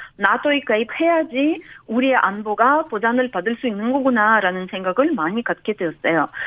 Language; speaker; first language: Korean; non-native, fluent; Ukrainian